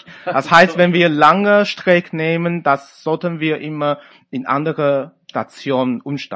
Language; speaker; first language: German; non-native, fluent; Chinese